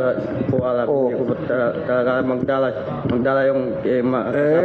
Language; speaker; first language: Filipino; non-native, local second language; Chavacano